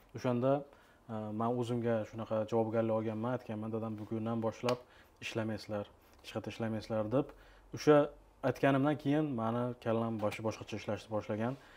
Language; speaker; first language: Uzbek; early bilingual, heritage; Uzbek